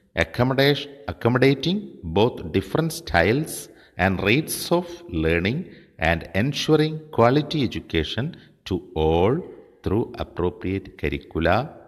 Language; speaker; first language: English; non-native, local second language; Malayalam